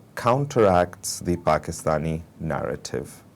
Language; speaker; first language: English; non-native, local second language; Urdu